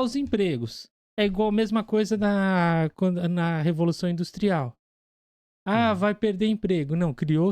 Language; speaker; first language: Portuguese; native; Portuguese